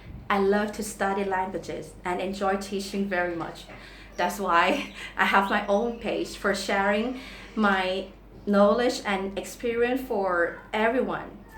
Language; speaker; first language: English; non-native, fluent; Thai